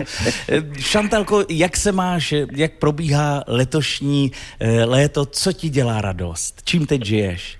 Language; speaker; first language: Czech; native; Czech